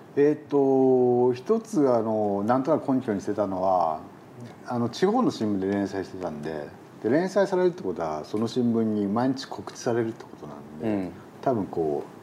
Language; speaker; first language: Japanese; native; Japanese